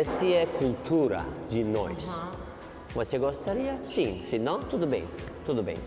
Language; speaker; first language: Portuguese; non-native, learner; Turkish